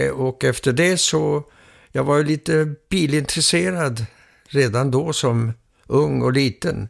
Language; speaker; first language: Swedish; early bilingual, heritage; Swedish